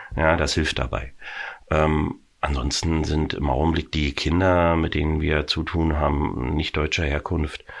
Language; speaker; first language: German; native; German